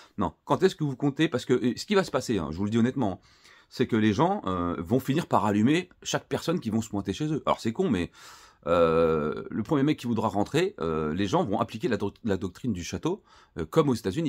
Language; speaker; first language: French; native; French